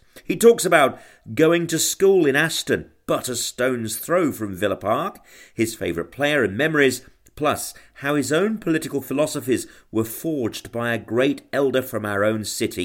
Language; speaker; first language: English; native; English